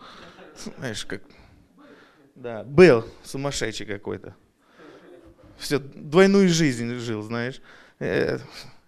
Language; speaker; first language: Russian; early bilingual, heritage; Russian